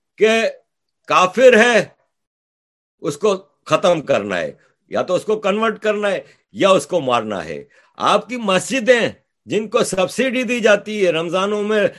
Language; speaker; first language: Urdu; native; Urdu